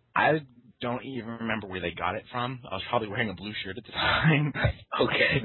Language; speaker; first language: English; early bilingual, other home language; Chinese